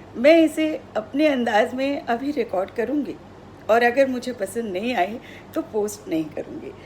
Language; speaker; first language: Hindi; non-native, local second language; Odia